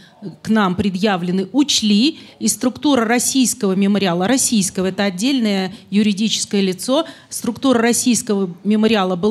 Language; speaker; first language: Russian; native; Russian